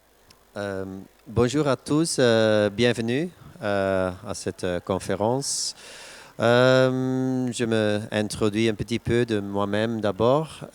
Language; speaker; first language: French; non-native, local second language; Dutch